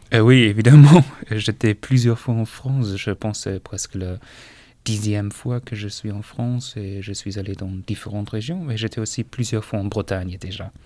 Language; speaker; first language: French; non-native, fluent; German